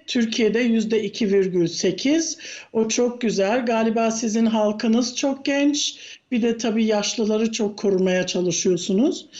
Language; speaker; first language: Turkish; early bilingual, heritage; Turkish